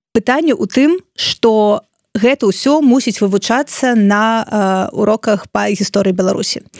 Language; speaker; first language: Belarusian; non-native, local second language; Russian